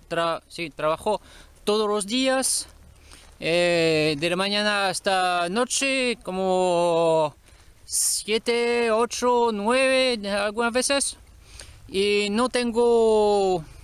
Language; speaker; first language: Spanish; non-native, learner; French